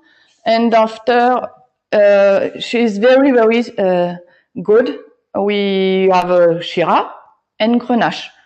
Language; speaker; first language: English; non-native, learner; French